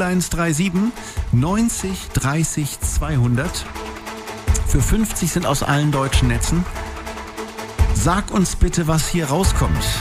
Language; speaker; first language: German; native; German